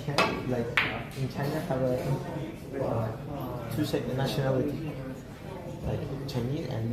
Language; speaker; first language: English; non-native, learner; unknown